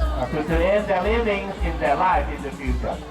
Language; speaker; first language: English; non-native, learner; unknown